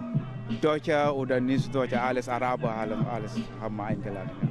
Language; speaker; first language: German; non-native, learner; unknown